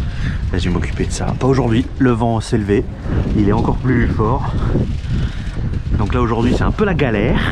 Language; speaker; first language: French; native; French